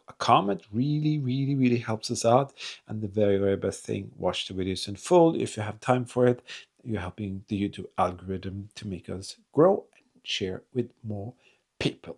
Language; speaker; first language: English; non-native, fluent; Norwegian